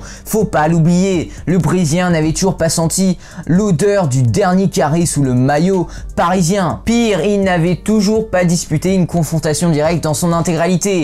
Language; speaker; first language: French; native; French